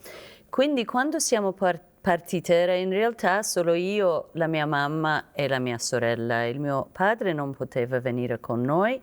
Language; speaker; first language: Italian; non-native, fluent; Persian